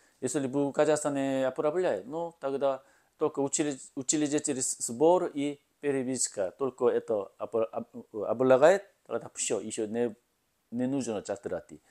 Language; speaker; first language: Russian; non-native, learner; Korean